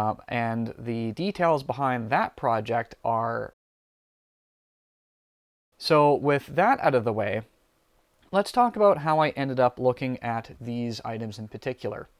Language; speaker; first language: English; native; English